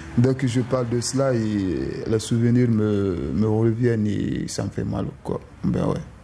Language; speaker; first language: French; non-native, local second language; Susu